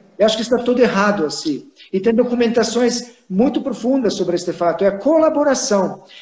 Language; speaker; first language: Portuguese; non-native, fluent; Serbian